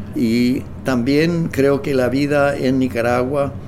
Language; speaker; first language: Spanish; non-native, fluent; English